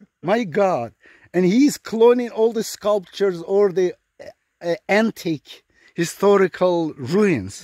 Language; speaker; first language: English; non-native, fluent; Turkish